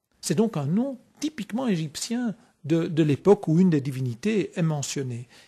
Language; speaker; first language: French; native; French